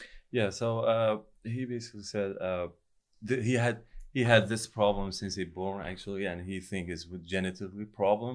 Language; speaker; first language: English; non-native, fluent; Persian